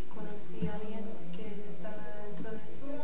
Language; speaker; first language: Spanish; early bilingual, heritage; Spanish